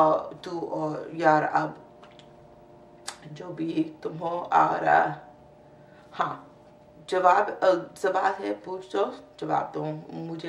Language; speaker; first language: Hindi; non-native, learner; English